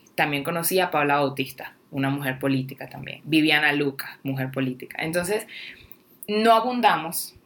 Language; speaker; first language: Spanish; native; Spanish